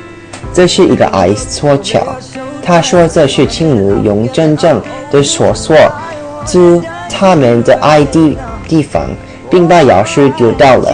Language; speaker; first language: Chinese; non-native, learner; English